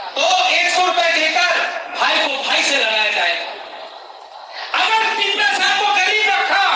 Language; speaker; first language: Hindi; non-native, local second language; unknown